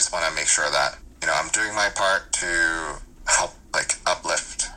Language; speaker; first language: English; early bilingual, other home language; Korean